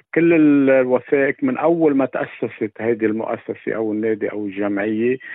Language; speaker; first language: Arabic; native; Arabic